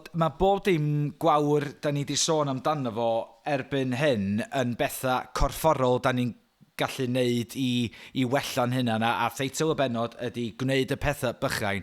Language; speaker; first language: Welsh; native; Welsh